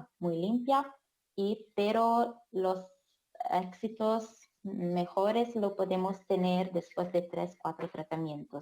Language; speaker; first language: Spanish; non-native, fluent; Italian